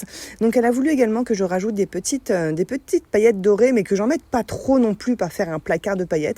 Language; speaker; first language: French; native; French